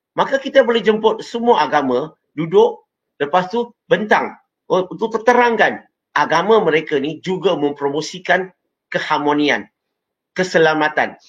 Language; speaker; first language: Malay; non-native, local second language; Chinese